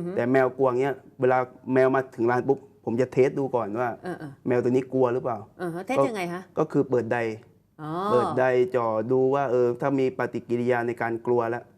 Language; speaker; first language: Thai; native; Thai